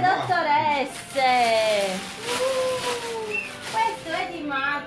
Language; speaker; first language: Italian; native; Italian